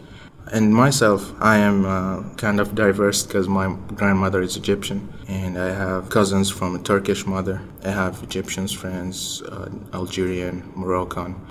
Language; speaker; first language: English; non-native, fluent; Arabic